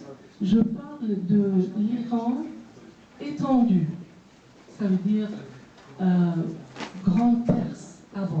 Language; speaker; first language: French; non-native, fluent; Persian